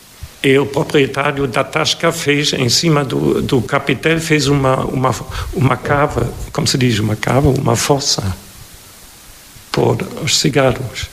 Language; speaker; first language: Portuguese; non-native, fluent; German